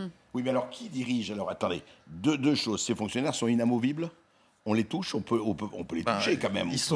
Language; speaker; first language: French; native; French